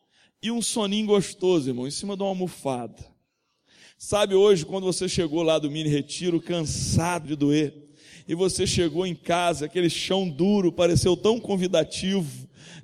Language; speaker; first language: Portuguese; native; Portuguese